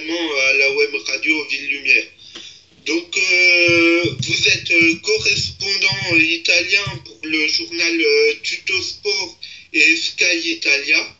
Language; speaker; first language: French; native; French